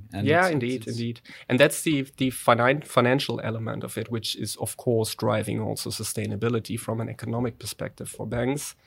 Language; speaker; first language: English; non-native, fluent; German